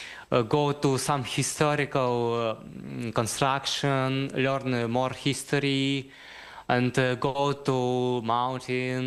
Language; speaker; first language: English; non-native, learner; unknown